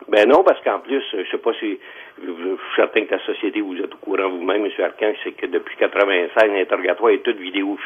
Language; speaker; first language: French; native; French